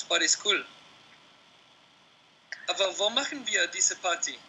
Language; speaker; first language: German; non-native, learner; Spanish